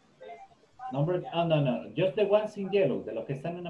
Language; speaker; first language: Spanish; native; Spanish